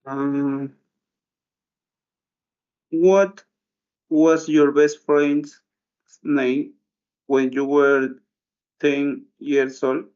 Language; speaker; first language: English; non-native, learner; Spanish